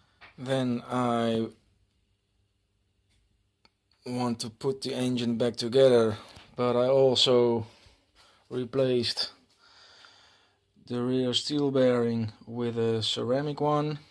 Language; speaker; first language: English; non-native, fluent; Dutch